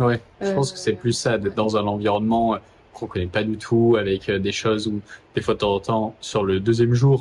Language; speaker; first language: French; native; French